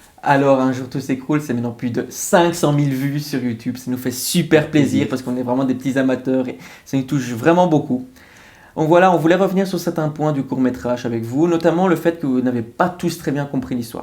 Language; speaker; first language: French; native; French